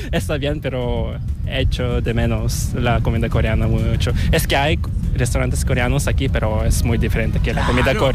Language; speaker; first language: Spanish; non-native, learner; Korean